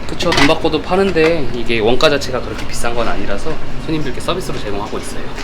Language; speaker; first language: Korean; native; Korean